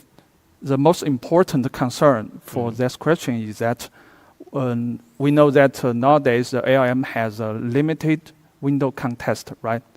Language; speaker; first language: English; non-native, fluent; Chinese